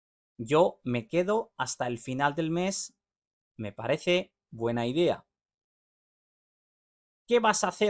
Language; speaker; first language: Spanish; non-native, fluent; Urdu